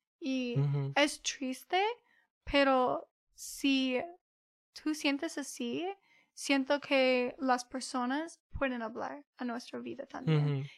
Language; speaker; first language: Spanish; early bilingual, heritage; English